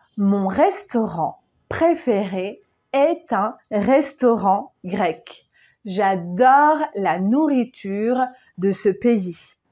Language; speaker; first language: French; native; French